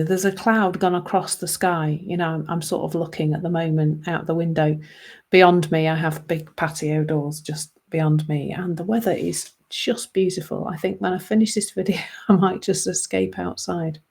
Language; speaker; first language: English; native; English